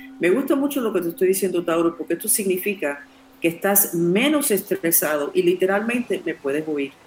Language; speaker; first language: Spanish; non-native, fluent; English